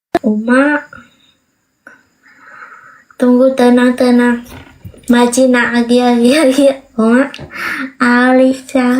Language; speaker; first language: Indonesian; non-native, learner; Vietnamese